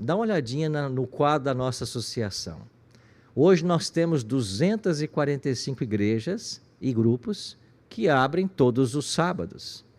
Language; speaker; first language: Portuguese; native; Portuguese